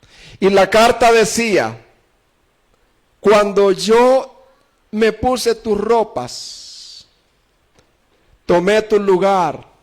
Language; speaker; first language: Spanish; native; Spanish